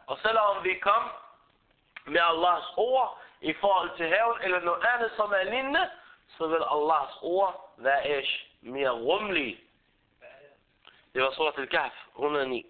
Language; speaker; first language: Danish; early bilingual, other home language; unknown